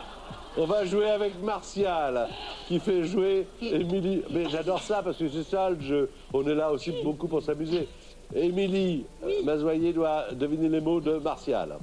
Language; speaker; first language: French; native; French